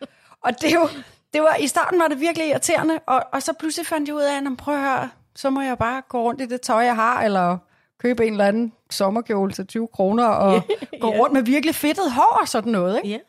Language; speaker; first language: Danish; native; Danish